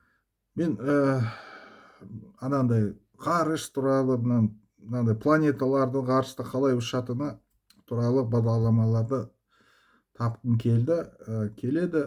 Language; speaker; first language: Kazakh; non-native, local second language; Russian